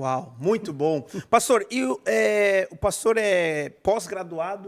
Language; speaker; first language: Portuguese; native; Portuguese